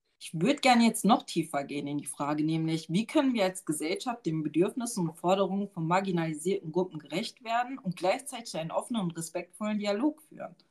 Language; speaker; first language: German; early bilingual, other home language; Turkish